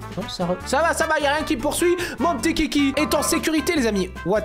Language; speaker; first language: French; native; French